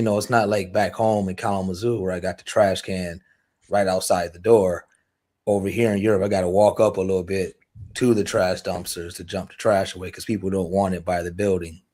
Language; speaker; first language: English; native; English